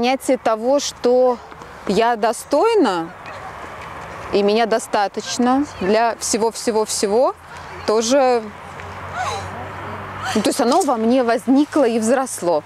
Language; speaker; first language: Russian; native; Russian